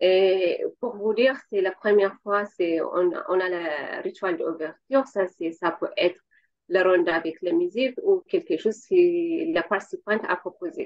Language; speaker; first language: French; non-native, learner; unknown